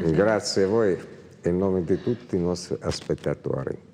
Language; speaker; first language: Italian; non-native, fluent; Russian